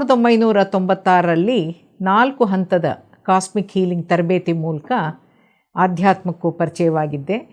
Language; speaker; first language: Kannada; non-native, local second language; Telugu